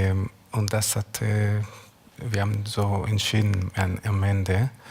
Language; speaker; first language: German; non-native, learner; Hebrew